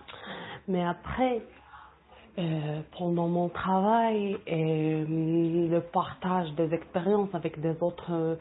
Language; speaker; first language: French; non-native, local second language; Arabic